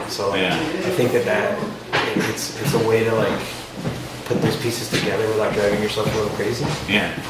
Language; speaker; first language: English; native; English